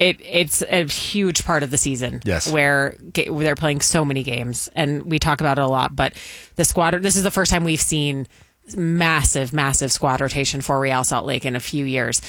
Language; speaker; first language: English; native; English